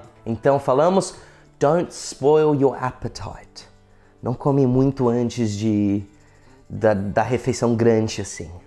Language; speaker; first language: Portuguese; non-native, fluent; English